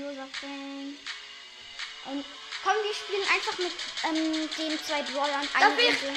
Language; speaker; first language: German; native; German